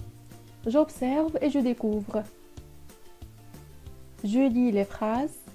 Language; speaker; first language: French; non-native, local second language; Arabic